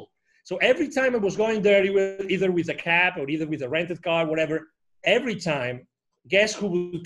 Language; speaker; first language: English; non-native, fluent; Spanish